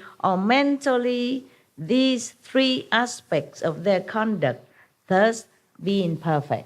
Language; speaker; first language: English; non-native, fluent; Vietnamese